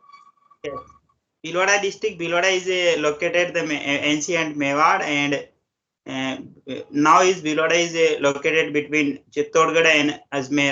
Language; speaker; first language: English; non-native, local second language; Hindi